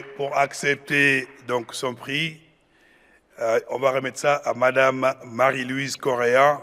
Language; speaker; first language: French; non-native, local second language; Wolof